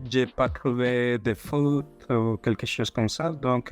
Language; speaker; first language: French; non-native, fluent; Spanish